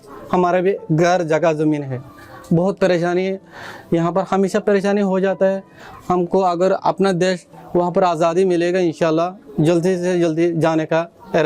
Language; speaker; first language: Hindi; non-native, learner; Rohingya